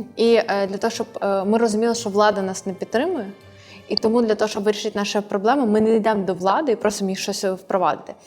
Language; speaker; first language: Ukrainian; non-native, local second language; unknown